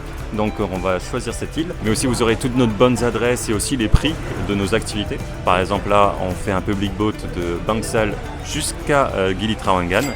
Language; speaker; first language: French; native; French